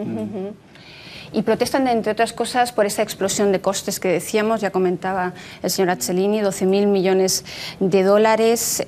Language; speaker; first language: Spanish; native; Spanish